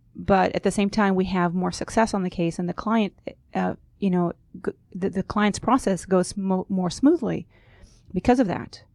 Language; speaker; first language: English; non-native, fluent; Hebrew